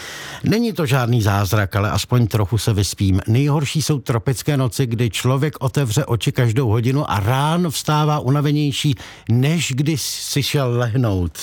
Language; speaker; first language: Czech; native; Czech